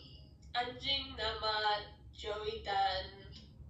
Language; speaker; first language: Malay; non-native, learner; English